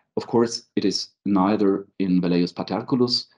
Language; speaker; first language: English; non-native, fluent; German